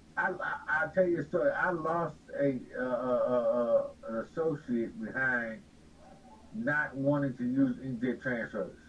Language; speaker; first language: English; native; English